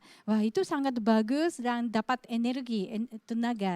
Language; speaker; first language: Indonesian; non-native, fluent; Japanese